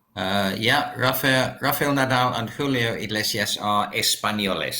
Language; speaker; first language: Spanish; non-native, learner; English